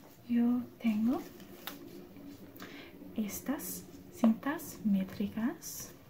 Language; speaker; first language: Spanish; non-native, learner; English